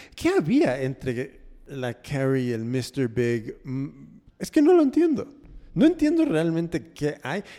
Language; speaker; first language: Spanish; early bilingual, heritage; Spanish